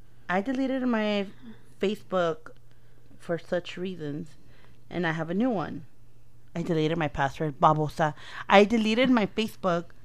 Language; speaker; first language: English; early bilingual, other home language; Spanish